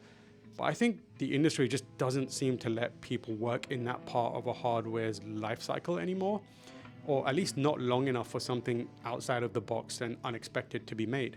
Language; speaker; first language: English; native; English